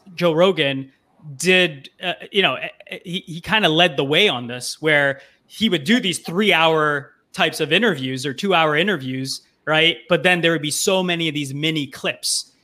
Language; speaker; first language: English; native; English